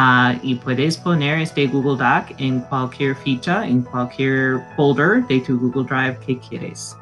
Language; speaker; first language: Spanish; non-native, fluent; English